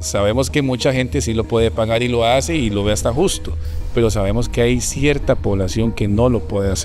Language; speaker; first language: Spanish; native; Spanish